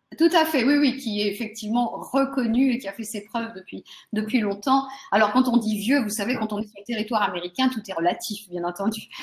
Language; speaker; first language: French; native; French